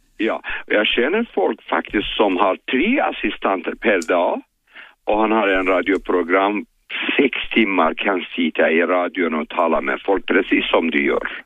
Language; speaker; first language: Swedish; non-native, fluent; Kurdish